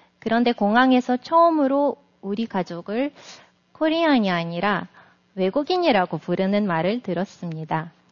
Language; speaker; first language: Korean; non-native, fluent; Russian